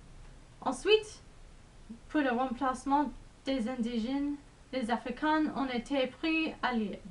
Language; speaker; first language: French; non-native, learner; English